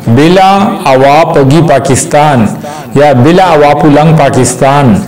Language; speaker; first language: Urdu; non-native, local second language; Pashto